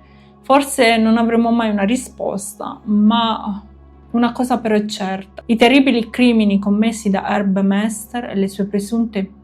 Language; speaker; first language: Italian; native; Italian